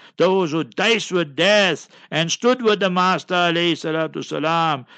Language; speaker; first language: English; native; English